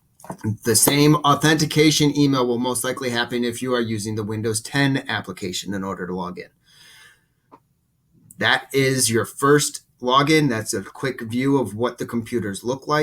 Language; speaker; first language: English; native; English